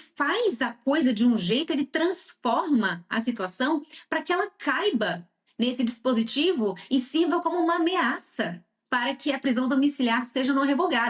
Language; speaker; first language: Portuguese; native; Portuguese